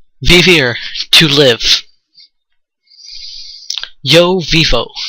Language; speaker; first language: Spanish; non-native, learner; English